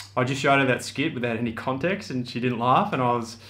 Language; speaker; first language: English; native; English